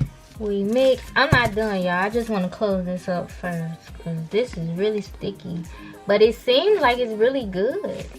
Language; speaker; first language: English; native; English